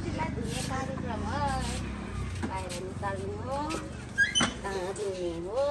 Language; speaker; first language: Nepali; native; Nepali